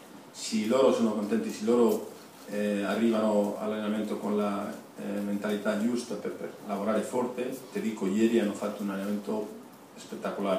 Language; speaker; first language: Italian; non-native, fluent; Spanish